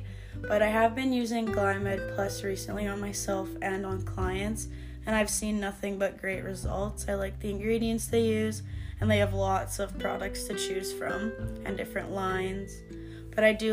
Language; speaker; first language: English; native; English